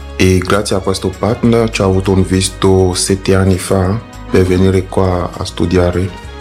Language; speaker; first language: Italian; non-native, fluent; French